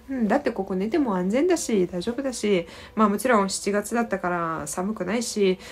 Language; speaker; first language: Japanese; non-native, fluent; Russian